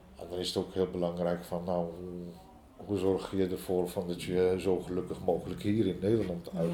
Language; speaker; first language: Dutch; early bilingual, other home language; Arabic